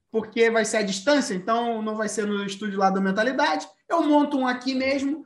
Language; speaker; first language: Portuguese; native; Portuguese